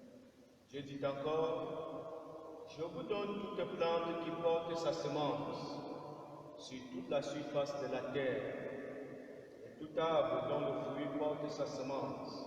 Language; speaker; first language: French; native; French